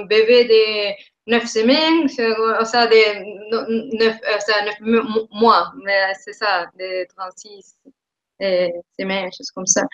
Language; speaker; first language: French; non-native, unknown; Spanish